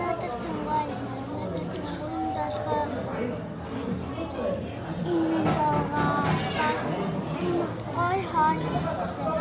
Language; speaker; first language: Mongolian; early bilingual, heritage; Mongolian